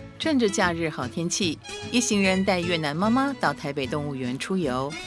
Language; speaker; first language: Chinese; native; Chinese